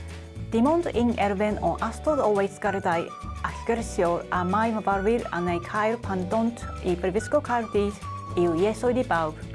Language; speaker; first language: Welsh; non-native, learner; Japanese